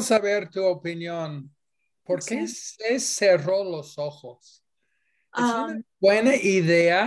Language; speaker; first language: Spanish; non-native, fluent; English